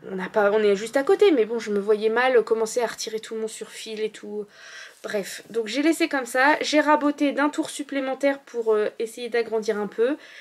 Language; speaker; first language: French; native; French